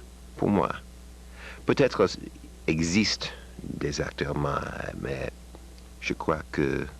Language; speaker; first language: French; non-native, learner; English